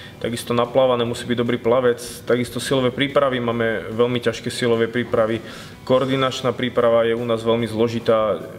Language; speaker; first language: Slovak; native; Slovak